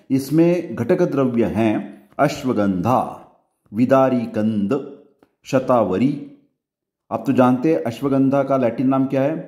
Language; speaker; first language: Hindi; non-native, local second language; Marathi